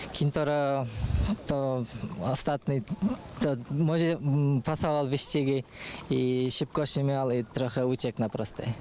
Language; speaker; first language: Polish; non-native, learner; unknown